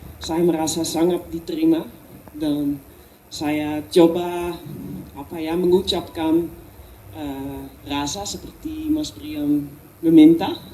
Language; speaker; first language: Indonesian; non-native, learner; Dutch